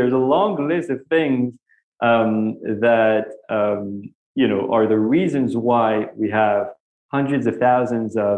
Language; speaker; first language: English; non-native, fluent; French